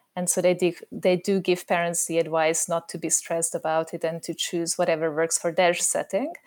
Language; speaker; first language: English; non-native, fluent; Hungarian